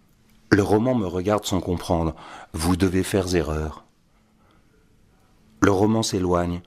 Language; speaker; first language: French; native; French